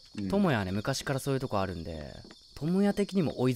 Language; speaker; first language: Japanese; native; Japanese